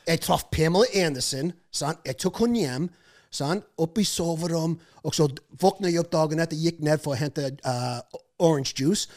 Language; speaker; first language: Norwegian; non-native, fluent; English